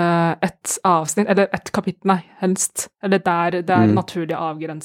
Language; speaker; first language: Norwegian; non-native, fluent; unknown